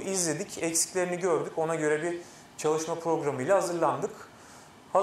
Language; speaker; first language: Turkish; native; Turkish